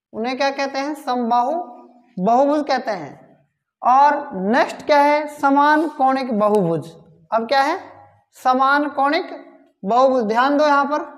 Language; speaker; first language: Hindi; native; Hindi